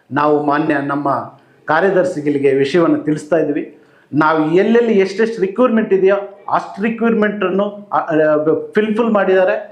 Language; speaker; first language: Kannada; native; Kannada